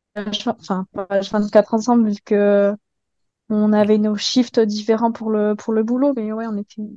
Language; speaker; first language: French; native; French